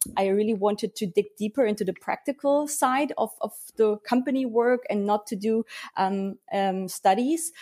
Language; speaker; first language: English; early bilingual, heritage; German